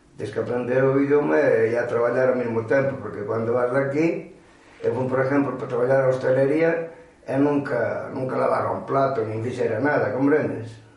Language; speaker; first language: Galician; native; Galician